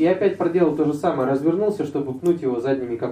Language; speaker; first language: Russian; native; Russian